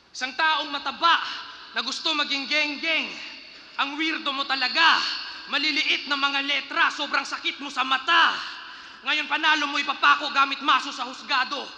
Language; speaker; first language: Filipino; non-native, local second language; Cebuano